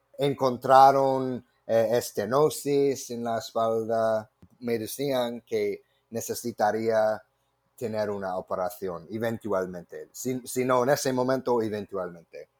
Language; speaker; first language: Spanish; non-native, fluent; English